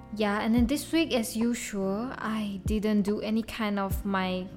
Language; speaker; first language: English; non-native, local second language; Chinese